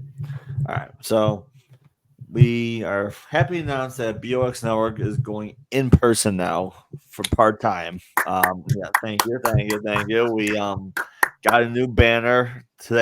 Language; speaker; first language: English; native; English